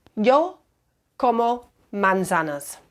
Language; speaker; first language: Spanish; non-native, fluent; English